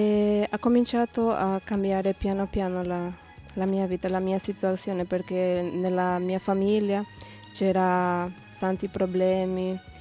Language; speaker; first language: Italian; non-native, learner; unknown